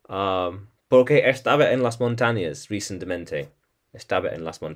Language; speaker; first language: Spanish; non-native, learner; English